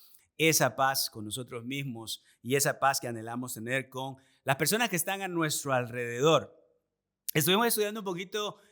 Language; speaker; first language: Spanish; native; Spanish